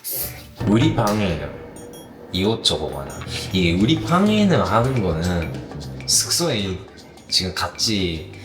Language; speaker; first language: Korean; non-native, fluent; Japanese